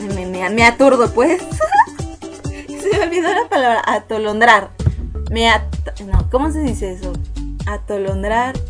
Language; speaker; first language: Spanish; native; Spanish